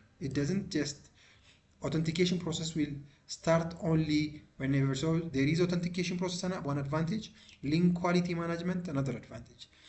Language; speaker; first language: English; non-native, local second language; Amharic